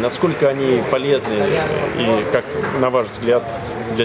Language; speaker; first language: Russian; native; Russian